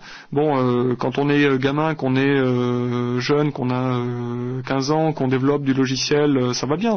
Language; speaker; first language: French; native; French